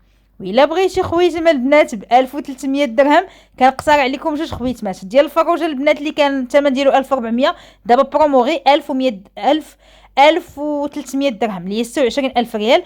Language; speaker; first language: Arabic; native; Arabic